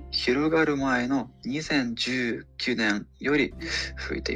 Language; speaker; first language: Japanese; non-native, learner; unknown